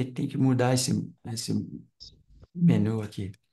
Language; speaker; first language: Portuguese; non-native, fluent; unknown